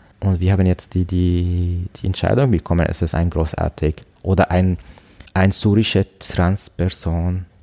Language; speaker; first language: German; non-native, learner; Arabic